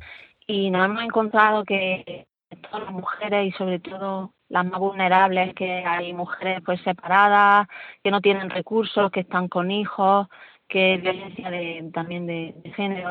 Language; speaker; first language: Spanish; native; Spanish